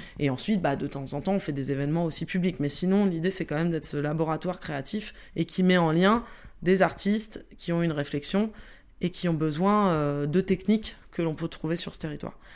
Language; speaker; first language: French; native; French